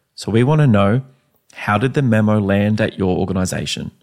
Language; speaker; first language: English; native; English